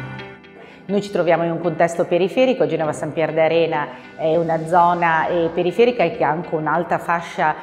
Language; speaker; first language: Italian; native; Italian